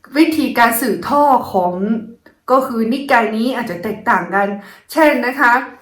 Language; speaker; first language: Thai; non-native, fluent; Chinese